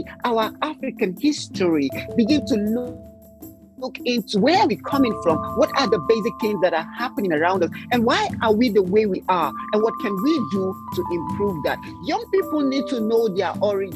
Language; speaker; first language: English; non-native, local second language; Ibibio